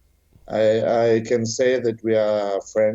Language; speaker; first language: English; non-native, learner; Ukrainian